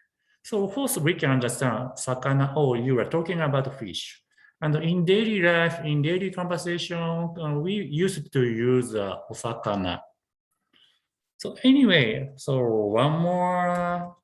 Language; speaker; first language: English; non-native, learner; Japanese